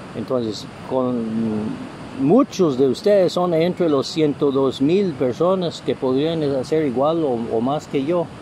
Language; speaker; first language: Spanish; non-native, fluent; English